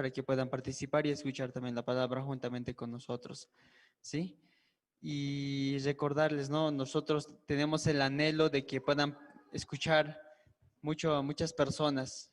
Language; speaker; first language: Spanish; native; Spanish